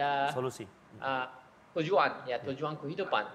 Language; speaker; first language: Indonesian; non-native, learner; Japanese